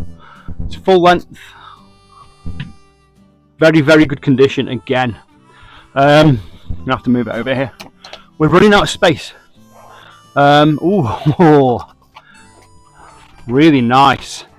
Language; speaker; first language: English; native; English